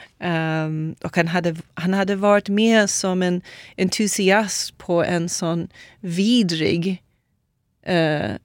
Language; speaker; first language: Swedish; non-native, fluent; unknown